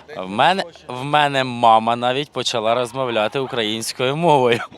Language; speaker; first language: Ukrainian; native; Ukrainian